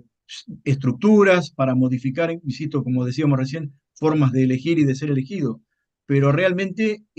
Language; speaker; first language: Spanish; native; Spanish